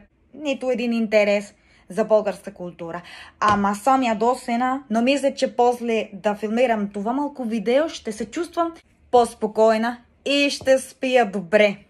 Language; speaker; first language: Bulgarian; non-native, learner; Spanish